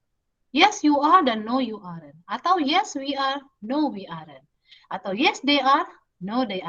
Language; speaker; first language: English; non-native, fluent; Indonesian